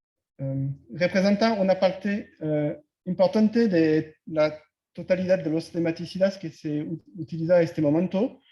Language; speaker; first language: Spanish; non-native, fluent; French